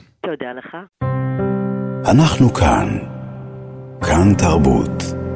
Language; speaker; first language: Hebrew; non-native, fluent; English